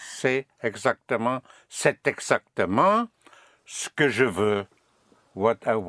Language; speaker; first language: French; non-native, fluent; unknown